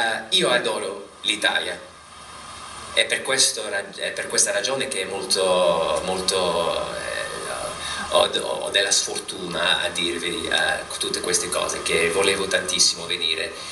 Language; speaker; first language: Italian; non-native, fluent; English